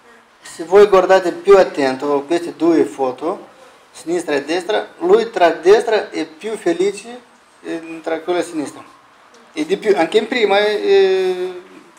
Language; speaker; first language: Italian; non-native, learner; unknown